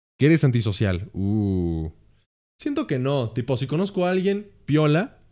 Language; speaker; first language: Spanish; native; Spanish